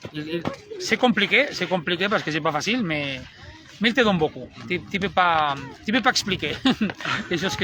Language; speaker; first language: French; non-native, learner; Spanish